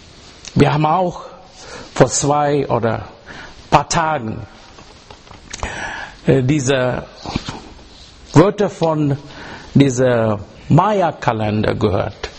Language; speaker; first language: German; non-native, learner; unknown